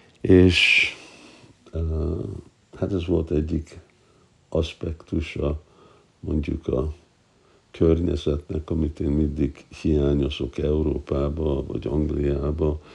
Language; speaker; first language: Hungarian; non-native, fluent; English